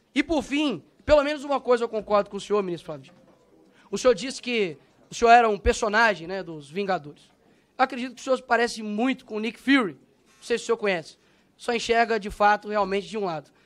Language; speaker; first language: Portuguese; native; Portuguese